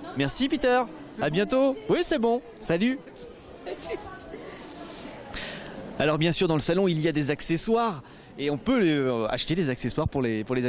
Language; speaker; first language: French; native; French